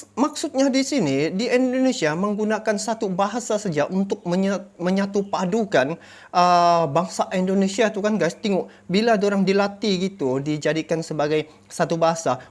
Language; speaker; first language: Malay; native; Malay